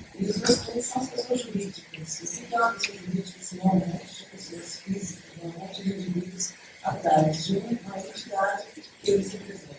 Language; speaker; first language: Portuguese; native; Portuguese